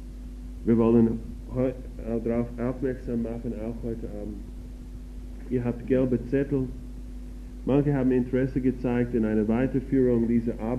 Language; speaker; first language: German; non-native, fluent; English